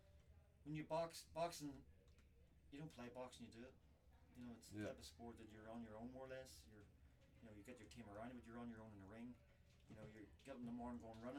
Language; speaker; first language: English; native; English